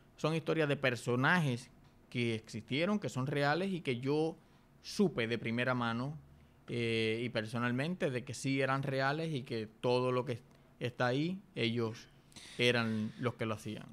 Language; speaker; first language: Spanish; native; Spanish